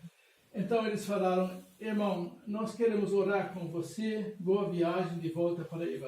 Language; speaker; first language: Portuguese; non-native, fluent; German